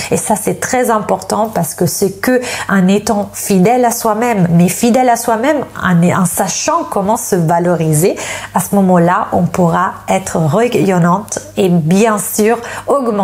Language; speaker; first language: French; non-native, fluent; Italian